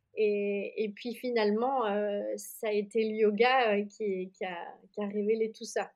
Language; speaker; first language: French; native; French